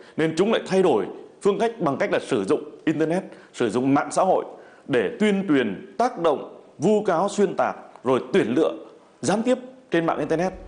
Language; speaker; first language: Vietnamese; native; Vietnamese